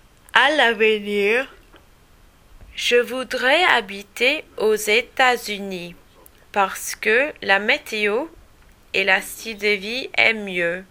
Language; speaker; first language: French; non-native, learner; English